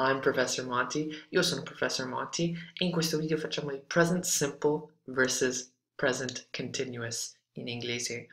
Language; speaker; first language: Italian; non-native, fluent; English